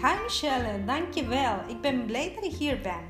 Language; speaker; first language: Dutch; non-native, fluent; Spanish